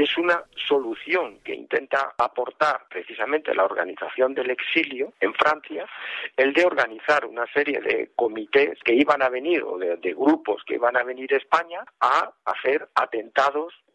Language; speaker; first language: Spanish; native; Spanish